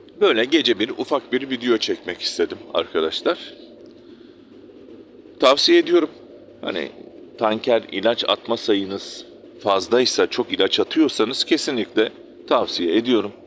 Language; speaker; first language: Turkish; native; Turkish